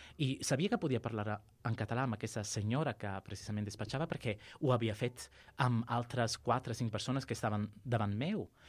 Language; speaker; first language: Catalan; non-native, fluent; Sicilian